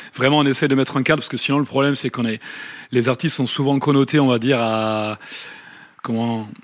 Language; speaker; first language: French; native; French